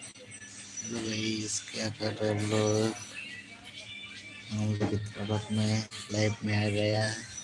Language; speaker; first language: Hindi; non-native, local second language; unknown